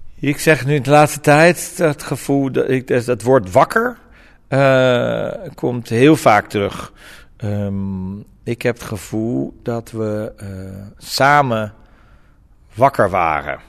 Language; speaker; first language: Dutch; non-native, fluent; Portuguese